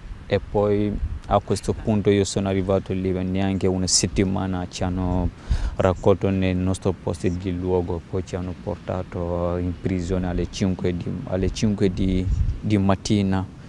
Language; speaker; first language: Italian; non-native, fluent; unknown